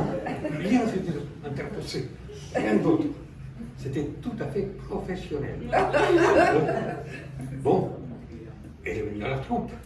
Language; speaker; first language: French; non-native, fluent; Spanish